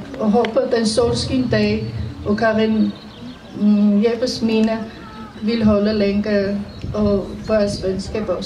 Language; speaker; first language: Danish; non-native, fluent; Armenian